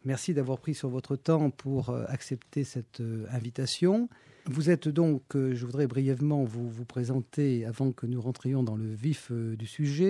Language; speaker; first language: French; native; French